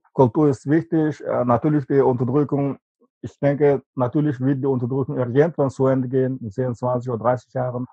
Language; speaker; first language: German; non-native, fluent; Uyghur